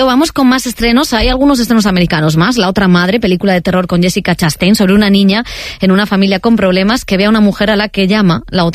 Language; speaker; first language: Spanish; native; Spanish